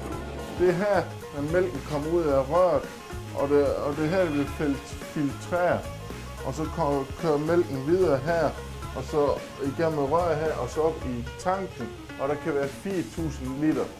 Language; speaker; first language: Danish; native; Danish